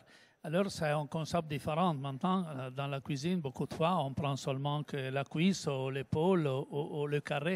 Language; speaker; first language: French; non-native, learner; Italian